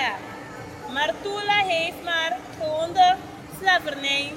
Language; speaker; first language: Dutch; non-native, local second language; Papiamento